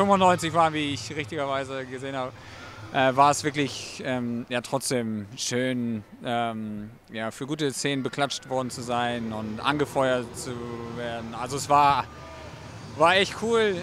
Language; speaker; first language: German; native; German